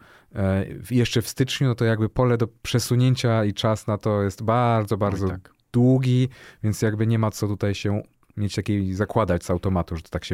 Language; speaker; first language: Polish; native; Polish